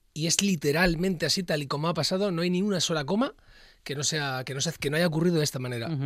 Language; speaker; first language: Spanish; native; Spanish